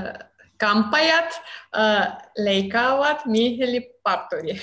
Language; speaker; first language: Finnish; non-native, learner; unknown